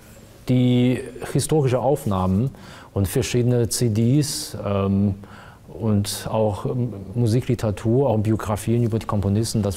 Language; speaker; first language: German; non-native, fluent; Chinese